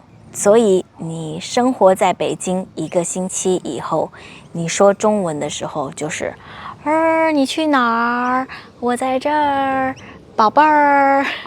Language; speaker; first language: Chinese; non-native, fluent; English